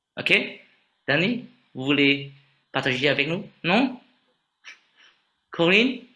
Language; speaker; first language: French; non-native, fluent; Vietnamese